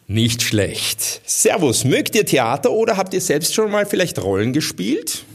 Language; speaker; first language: German; native; German